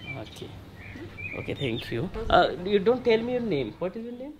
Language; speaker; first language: English; non-native, local second language; Bangla